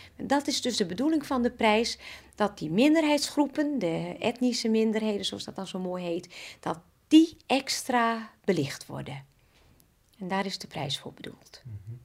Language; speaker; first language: Dutch; native; Dutch